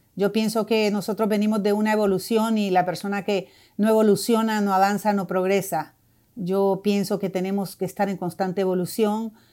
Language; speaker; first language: Spanish; native; Spanish